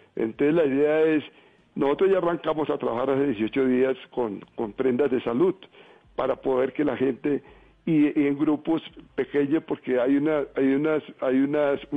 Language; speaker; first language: Spanish; native; Spanish